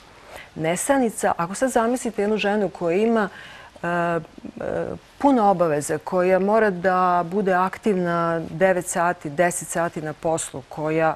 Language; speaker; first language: Croatian; native; Croatian